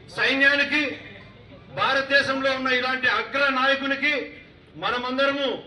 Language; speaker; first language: Telugu; native; Telugu